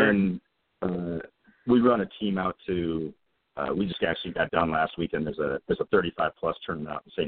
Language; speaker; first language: English; native; English